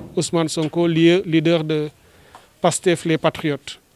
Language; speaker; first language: French; non-native, local second language; Wolof